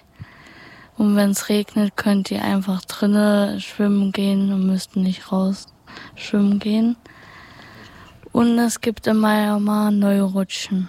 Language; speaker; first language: German; native; German